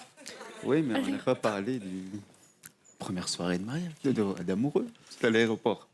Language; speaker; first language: French; native; French